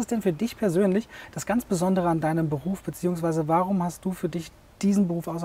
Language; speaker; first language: German; native; German